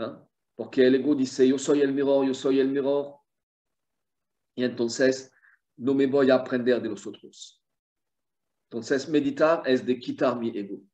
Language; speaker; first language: Spanish; non-native, fluent; French